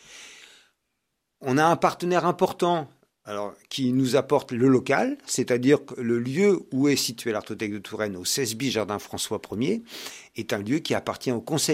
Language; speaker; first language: French; native; French